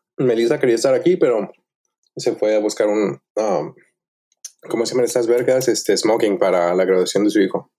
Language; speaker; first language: Spanish; native; Spanish